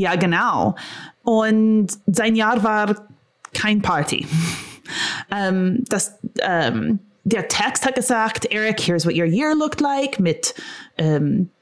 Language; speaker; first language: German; non-native, fluent; English